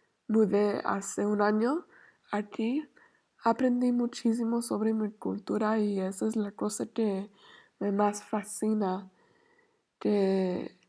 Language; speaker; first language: Spanish; non-native, learner; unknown